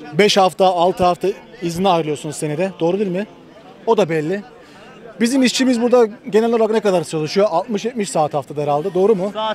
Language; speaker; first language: Turkish; native; Turkish